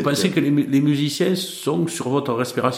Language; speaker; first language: French; native; French